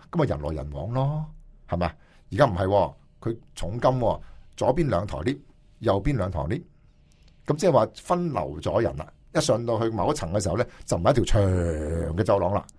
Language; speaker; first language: Cantonese; native; Cantonese